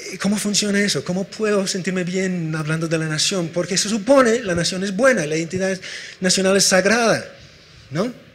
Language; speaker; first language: Spanish; non-native, fluent; English